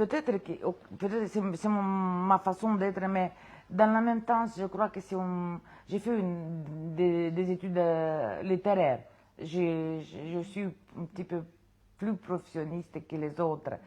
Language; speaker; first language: French; non-native, fluent; Romanian